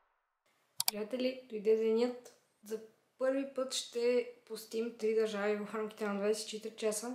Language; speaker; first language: Bulgarian; native; Bulgarian